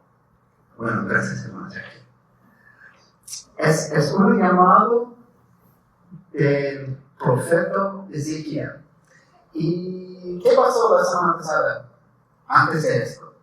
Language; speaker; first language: Spanish; non-native, learner; English